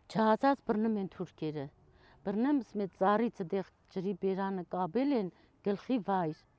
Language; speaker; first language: Armenian; non-native, local second language; Kurdish